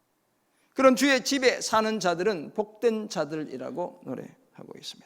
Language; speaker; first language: Korean; native; Korean